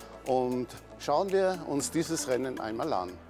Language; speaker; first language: German; native; German